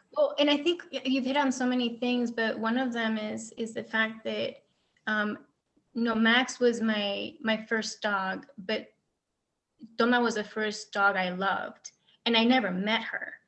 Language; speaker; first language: English; early bilingual, other home language; Spanish